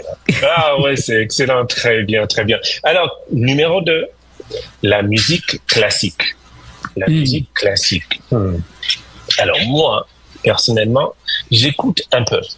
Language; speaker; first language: French; non-native, fluent; English